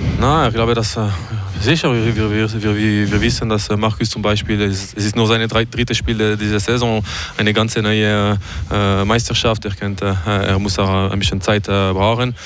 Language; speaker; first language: German; non-native, learner; French